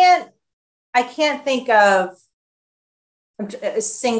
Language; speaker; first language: English; native; English